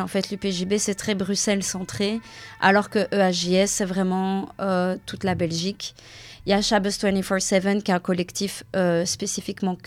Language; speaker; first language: French; native; French